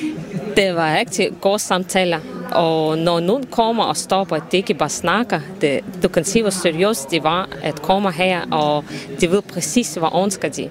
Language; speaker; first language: Danish; non-native, learner; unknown